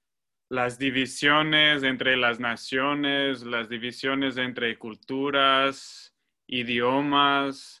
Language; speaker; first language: Spanish; non-native, fluent; English